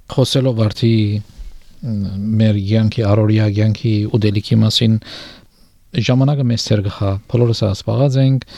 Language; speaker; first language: Armenian; native; Armenian